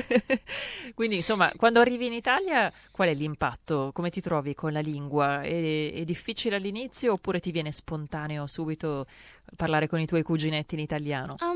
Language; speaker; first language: Italian; native; Italian